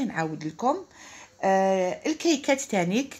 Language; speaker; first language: Arabic; native; Arabic